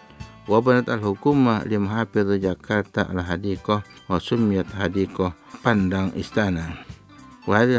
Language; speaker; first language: Arabic; non-native, fluent; Indonesian